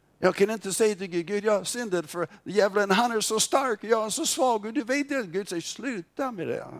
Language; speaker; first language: Swedish; non-native, fluent; English